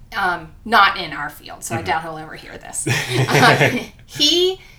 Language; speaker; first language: English; native; English